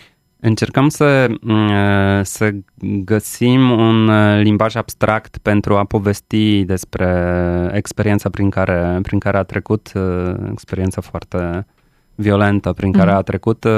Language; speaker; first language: Romanian; non-native, fluent; Polish